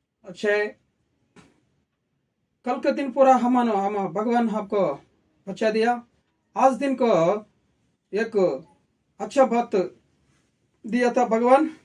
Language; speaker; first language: Hindi; non-native, local second language; Telugu